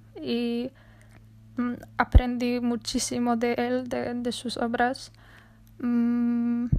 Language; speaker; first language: Spanish; non-native, fluent; Polish